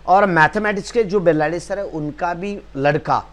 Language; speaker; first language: Hindi; non-native, local second language; Marathi